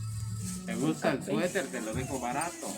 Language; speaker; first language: Spanish; native; Spanish